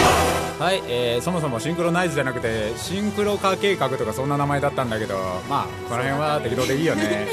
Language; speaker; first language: Japanese; native; Japanese